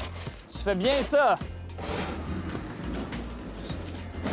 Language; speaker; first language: French; native; French